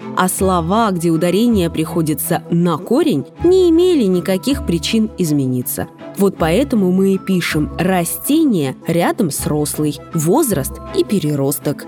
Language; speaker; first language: Russian; native; Russian